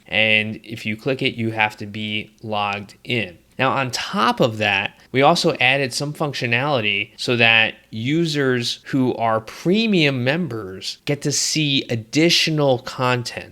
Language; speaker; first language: English; native; English